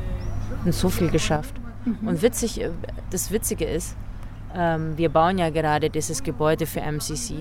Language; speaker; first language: German; early bilingual, other home language; Filipino